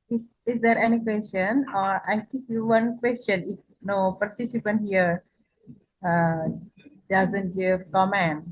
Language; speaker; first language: English; non-native, fluent; Indonesian